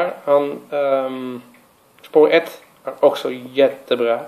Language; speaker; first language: Swedish; non-native, fluent; Dutch